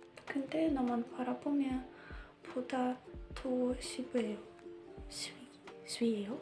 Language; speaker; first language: Korean; non-native, learner; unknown